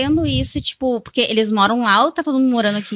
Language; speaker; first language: Portuguese; native; Portuguese